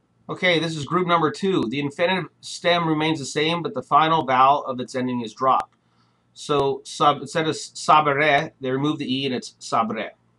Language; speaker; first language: English; native; English